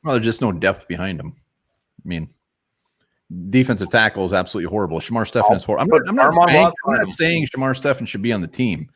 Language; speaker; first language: English; native; English